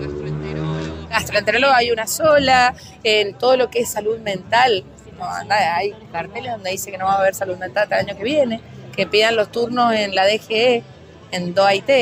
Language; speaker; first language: Spanish; native; Spanish